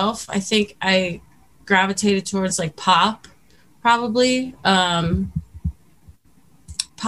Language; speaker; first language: English; native; English